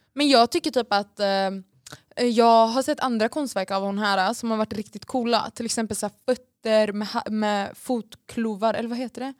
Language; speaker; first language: Swedish; native; Swedish